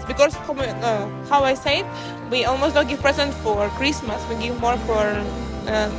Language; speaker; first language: English; non-native, learner; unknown